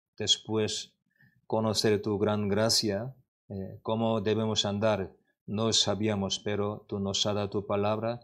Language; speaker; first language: Spanish; non-native, learner; Korean